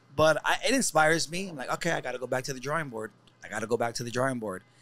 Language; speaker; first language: English; native; English